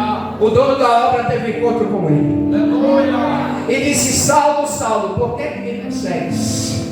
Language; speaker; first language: Portuguese; native; Portuguese